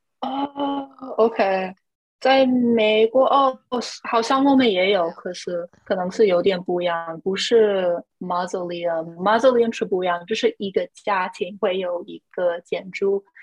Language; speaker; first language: Chinese; non-native, fluent; English